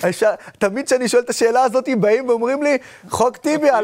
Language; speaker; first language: Hebrew; non-native, local second language; Arabic